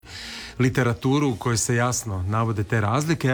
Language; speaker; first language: Croatian; native; Croatian